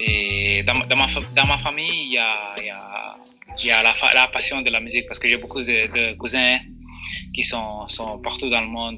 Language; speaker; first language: French; non-native, fluent; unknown